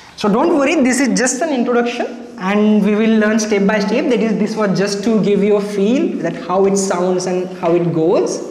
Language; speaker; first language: English; non-native, local second language; Marathi